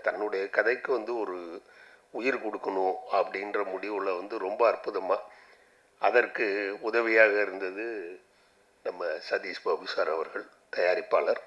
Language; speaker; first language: Tamil; native; Tamil